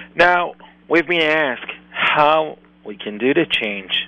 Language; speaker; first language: English; non-native, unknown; Hebrew